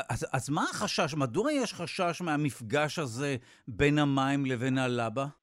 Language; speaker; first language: Hebrew; native; Hebrew